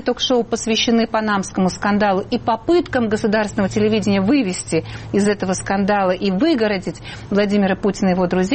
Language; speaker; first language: Russian; native; Russian